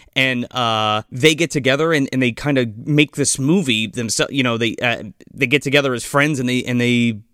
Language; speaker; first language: English; native; English